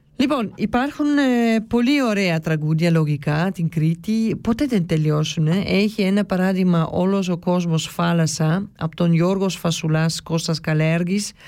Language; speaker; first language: Greek; early bilingual, heritage; Greek